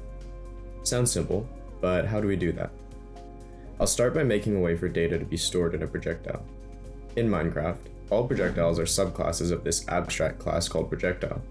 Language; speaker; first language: English; native; English